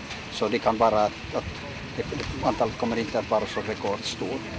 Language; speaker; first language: Swedish; non-native, local second language; Finnish